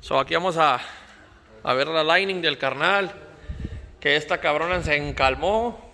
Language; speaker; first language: Spanish; early bilingual, other home language; English